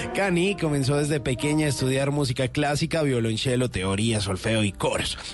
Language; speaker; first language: Spanish; native; Spanish